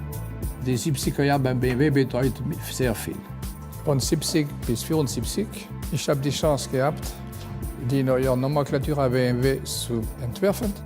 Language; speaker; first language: German; non-native, fluent; French